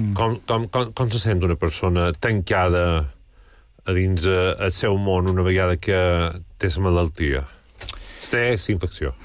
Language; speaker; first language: Catalan; native; Catalan